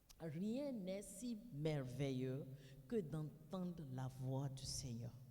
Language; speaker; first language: French; non-native, fluent; Yoruba